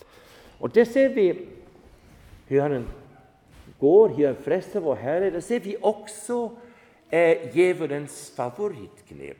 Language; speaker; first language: Swedish; non-native, fluent; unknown